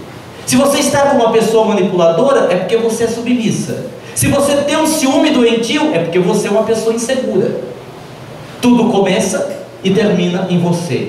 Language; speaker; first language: Portuguese; native; Portuguese